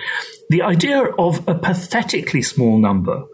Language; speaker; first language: English; native; English